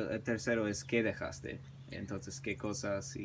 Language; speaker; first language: Spanish; early bilingual, heritage; English